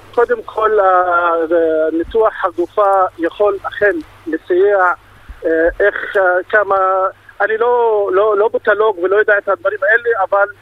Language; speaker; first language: Hebrew; non-native, local second language; Arabic